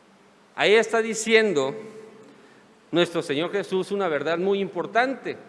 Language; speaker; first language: Spanish; native; Spanish